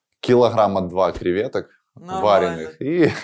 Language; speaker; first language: Russian; native; Russian